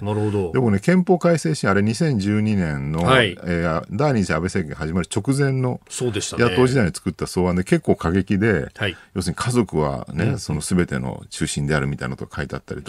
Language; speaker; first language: Japanese; native; Japanese